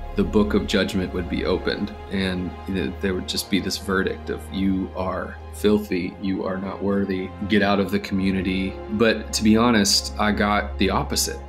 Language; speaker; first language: English; native; English